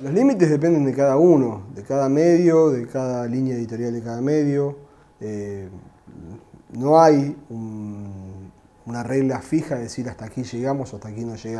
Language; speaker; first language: Spanish; native; Spanish